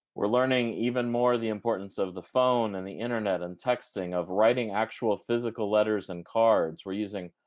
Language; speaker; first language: English; native; English